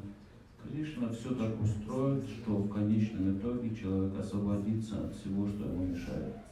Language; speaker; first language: Russian; native; Russian